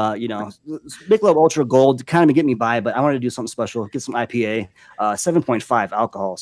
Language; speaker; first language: English; native; English